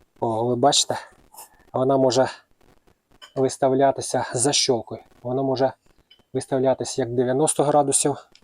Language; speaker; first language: Ukrainian; native; Ukrainian